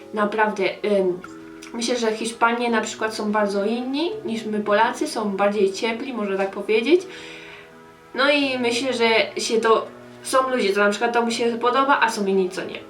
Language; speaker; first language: Polish; early bilingual, heritage; Polish